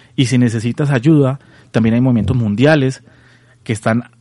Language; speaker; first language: Spanish; native; Spanish